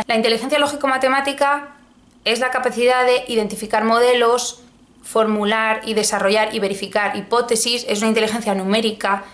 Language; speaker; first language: Spanish; native; Spanish